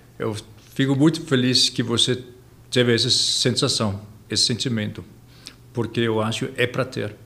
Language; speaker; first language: Portuguese; non-native, fluent; Danish